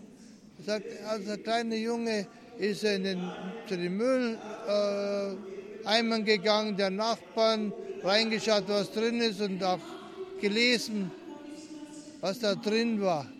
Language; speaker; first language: German; early bilingual, heritage; German